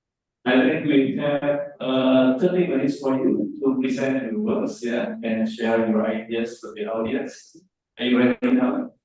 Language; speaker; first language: English; non-native, learner; Indonesian